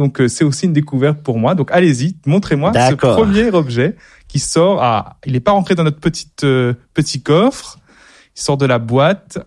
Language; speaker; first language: French; native; French